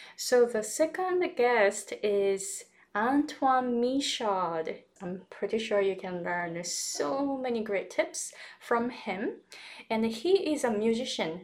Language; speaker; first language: English; non-native, fluent; Japanese